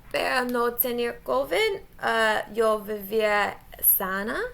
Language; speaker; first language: Spanish; non-native, learner; English